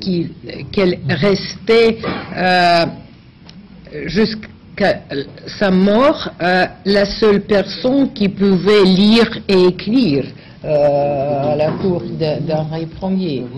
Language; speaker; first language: French; non-native, fluent; Russian